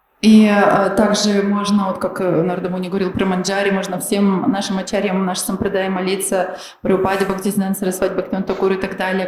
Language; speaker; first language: Russian; native; Russian